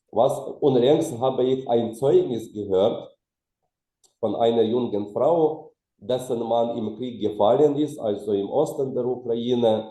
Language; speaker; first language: German; non-native, fluent; Ukrainian